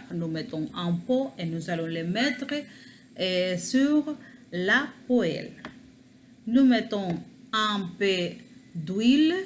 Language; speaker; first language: French; non-native, learner; Spanish